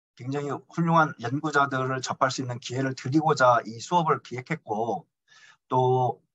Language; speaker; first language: Korean; native; Korean